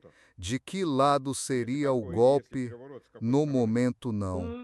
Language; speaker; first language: Portuguese; non-native, fluent; Serbian